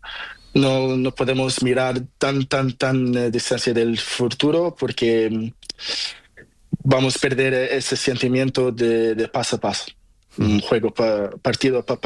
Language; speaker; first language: Spanish; non-native, learner; Portuguese